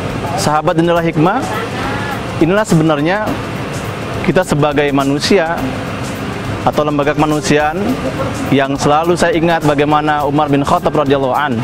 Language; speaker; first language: Indonesian; native; Indonesian